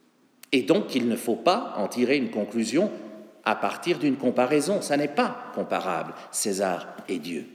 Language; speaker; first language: French; native; French